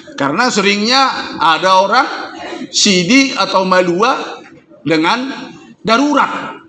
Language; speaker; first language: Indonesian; non-native, local second language; Batak Toba